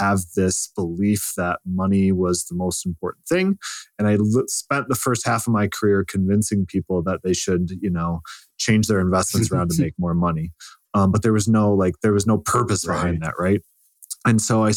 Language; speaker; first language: English; native; English